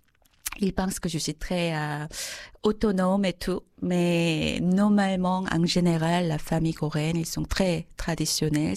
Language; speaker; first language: French; non-native, fluent; Korean